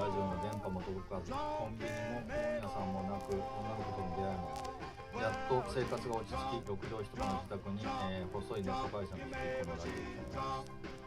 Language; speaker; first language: Japanese; native; Japanese